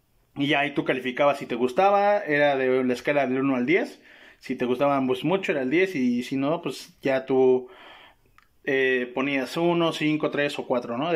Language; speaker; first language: Spanish; native; Spanish